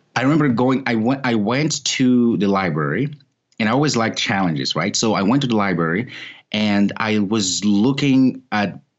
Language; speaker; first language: English; non-native, fluent; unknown